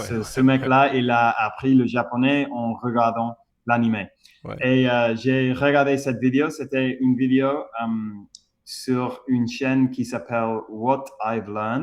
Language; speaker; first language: French; non-native, fluent; English